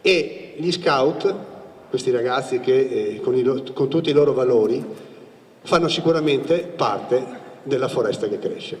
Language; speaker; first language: Italian; native; Italian